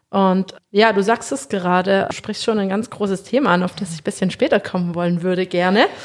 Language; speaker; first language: German; native; German